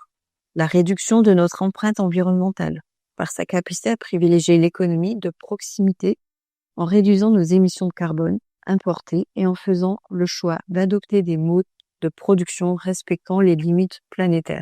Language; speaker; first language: French; native; French